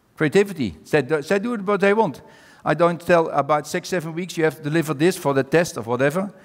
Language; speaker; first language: English; non-native, fluent; Dutch